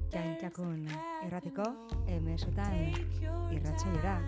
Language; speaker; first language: Basque; native; Basque